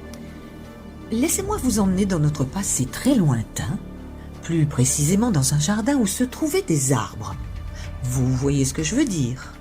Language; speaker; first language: French; native; French